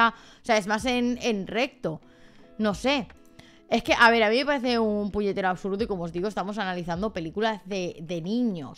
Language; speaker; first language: Spanish; native; Spanish